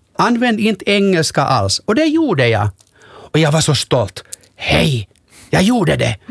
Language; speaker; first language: Swedish; non-native, local second language; Finnish